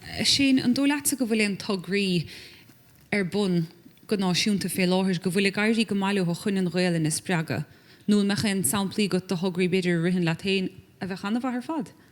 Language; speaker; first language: Irish; native; Irish